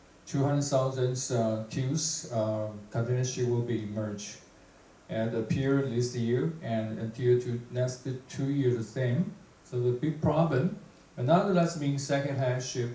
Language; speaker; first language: English; non-native, fluent; Chinese